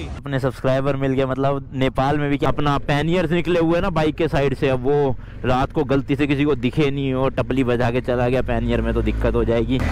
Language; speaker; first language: Hindi; native; Hindi